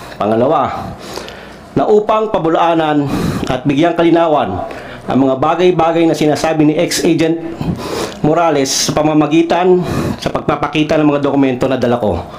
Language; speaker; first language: Filipino; non-native, local second language; Cebuano